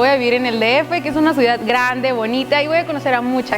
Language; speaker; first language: Spanish; native; Spanish